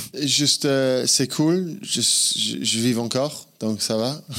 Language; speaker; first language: French; non-native, fluent; English